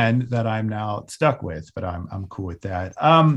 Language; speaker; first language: English; native; English